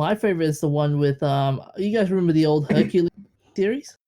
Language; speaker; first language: English; native; English